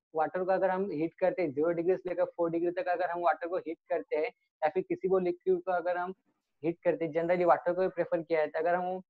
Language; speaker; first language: Hindi; native; Hindi